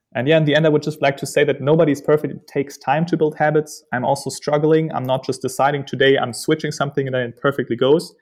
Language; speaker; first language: English; non-native, fluent; German